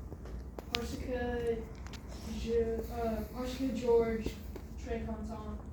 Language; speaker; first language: French; non-native, learner; English